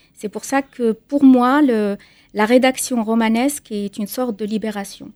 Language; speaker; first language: French; non-native, local second language; Arabic